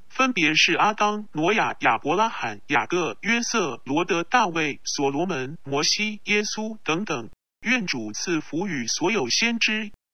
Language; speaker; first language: Chinese; non-native, local second language; Cantonese